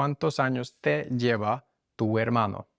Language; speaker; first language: Spanish; non-native, fluent; English